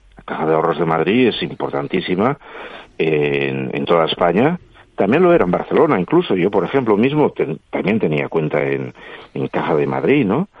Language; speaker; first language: Spanish; non-native, local second language; Catalan